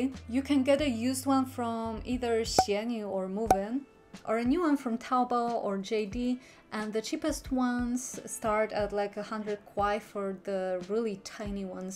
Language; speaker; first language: English; non-native, fluent; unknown